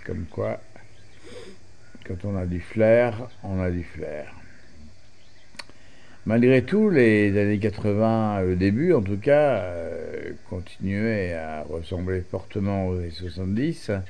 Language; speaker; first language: French; native; French